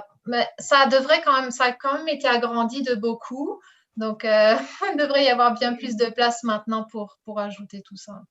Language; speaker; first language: French; native; French